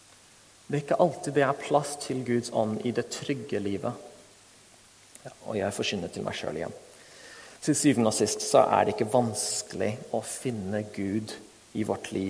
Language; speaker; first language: Norwegian; non-native, fluent; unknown